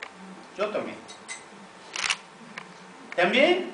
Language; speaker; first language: Spanish; non-native, fluent; Tamil